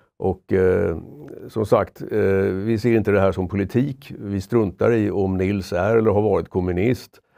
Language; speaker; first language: Swedish; native; Swedish